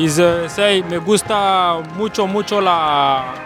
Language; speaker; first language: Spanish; non-native, learner; French